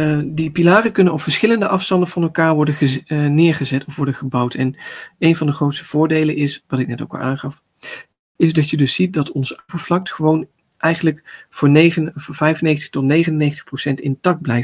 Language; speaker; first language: Dutch; native; Dutch